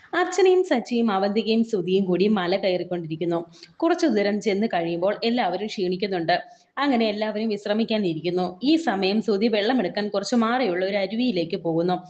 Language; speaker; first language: Malayalam; native; Malayalam